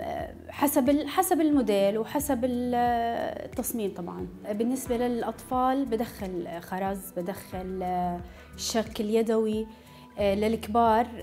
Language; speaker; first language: Arabic; native; Arabic